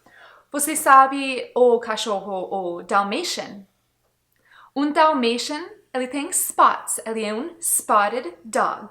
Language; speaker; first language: Portuguese; non-native, fluent; English